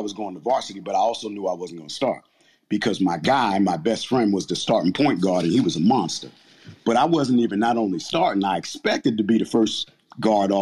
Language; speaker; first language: English; native; English